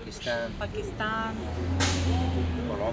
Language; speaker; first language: Spanish; non-native, learner; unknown